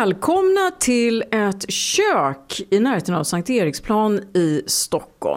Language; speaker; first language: Swedish; native; Swedish